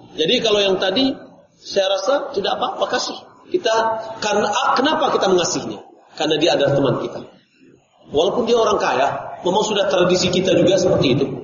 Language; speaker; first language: Indonesian; non-native, local second language; Minangkabau